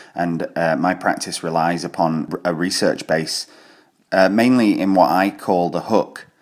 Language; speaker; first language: English; native; English